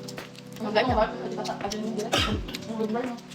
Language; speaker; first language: Filipino; non-native, local second language; Cebuano